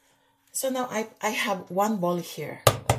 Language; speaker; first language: English; non-native, local second language; Filipino